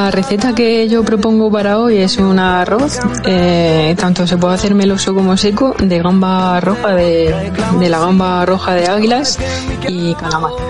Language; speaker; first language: Spanish; native; Spanish